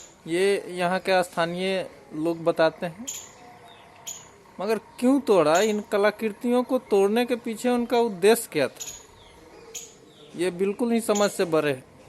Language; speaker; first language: Hindi; native; Hindi